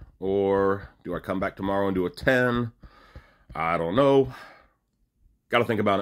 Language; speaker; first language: English; native; English